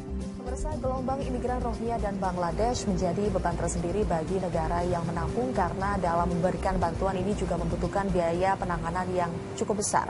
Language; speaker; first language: Indonesian; native; Indonesian